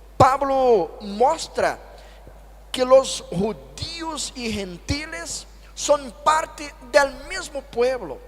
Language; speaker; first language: Spanish; non-native, fluent; Portuguese